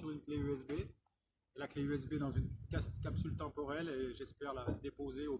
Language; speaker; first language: French; native; French